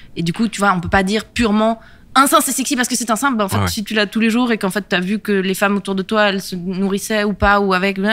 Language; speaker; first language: French; native; French